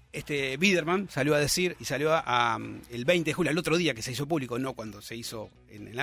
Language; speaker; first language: Spanish; native; Spanish